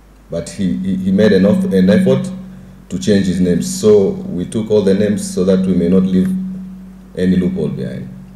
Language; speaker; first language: English; non-native, local second language; Swahili